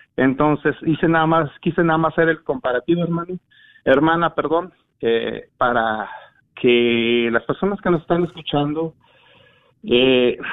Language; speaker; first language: Spanish; native; Spanish